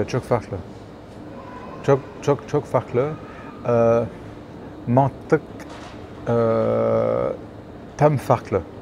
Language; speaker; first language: Turkish; non-native, learner; French